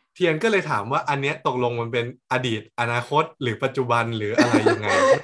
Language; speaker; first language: Thai; native; Thai